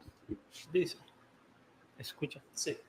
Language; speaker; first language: Spanish; non-native, learner; English